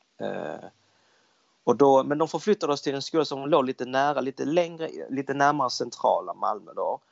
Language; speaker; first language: Swedish; early bilingual, other home language; Cantonese